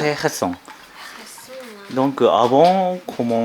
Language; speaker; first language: French; non-native, learner; Japanese